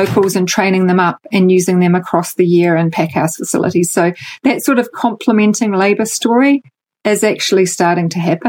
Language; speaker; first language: English; native; English